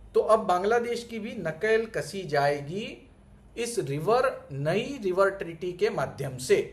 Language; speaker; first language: Hindi; non-native, local second language; Gujarati